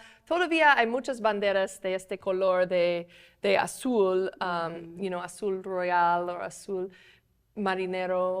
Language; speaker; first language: Spanish; non-native, fluent; English